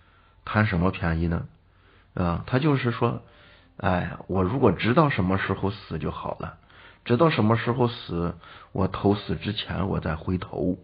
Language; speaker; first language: Chinese; native; Chinese